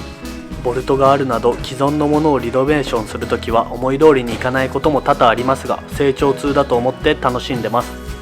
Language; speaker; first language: Japanese; native; Japanese